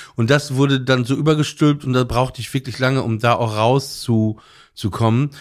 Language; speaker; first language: German; native; German